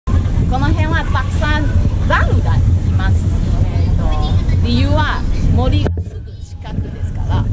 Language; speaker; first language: Japanese; non-native, learner; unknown